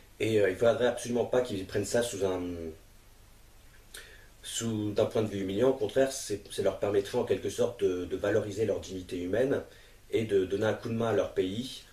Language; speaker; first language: French; native; French